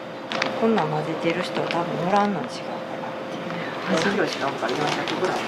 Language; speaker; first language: Japanese; native; Japanese